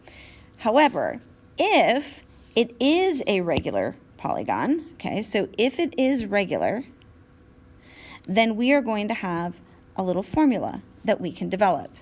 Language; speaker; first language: English; native; English